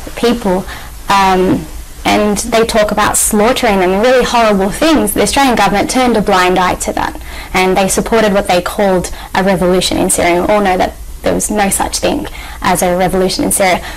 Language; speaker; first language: English; native; English